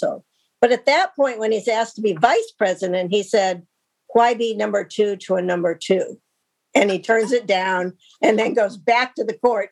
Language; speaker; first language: English; native; English